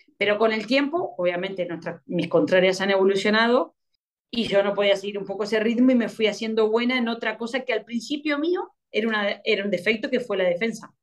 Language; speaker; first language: Spanish; native; Spanish